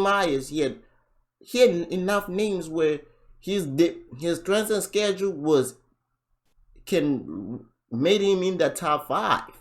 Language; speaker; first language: English; native; English